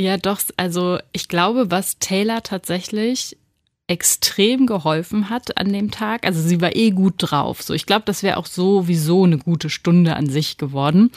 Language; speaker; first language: German; native; German